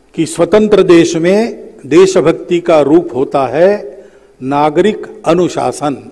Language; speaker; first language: Hindi; native; Hindi